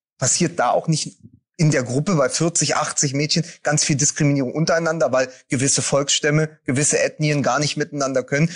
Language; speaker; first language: German; native; German